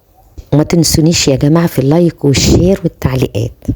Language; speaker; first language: Arabic; native; Arabic